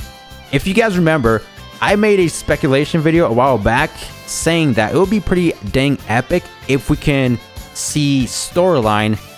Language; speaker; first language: English; native; English